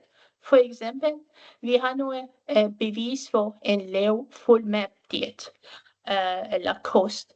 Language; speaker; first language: Danish; non-native, fluent; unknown